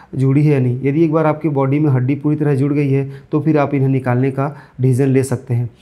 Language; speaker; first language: Hindi; native; Hindi